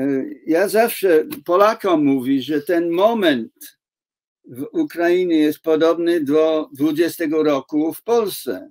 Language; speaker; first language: Polish; non-native, fluent; English